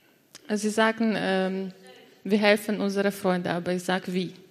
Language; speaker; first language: German; non-native, learner; Ukrainian